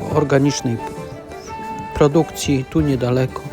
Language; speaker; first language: Polish; native; Polish